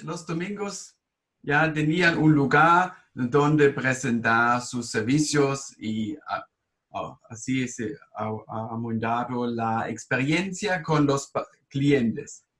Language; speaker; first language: Spanish; non-native, fluent; German